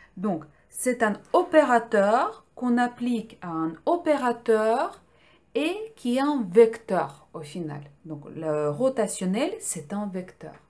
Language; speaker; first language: French; non-native, fluent; Ukrainian